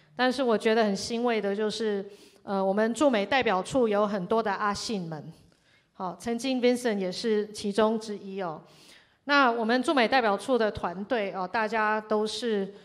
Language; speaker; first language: Chinese; native; Chinese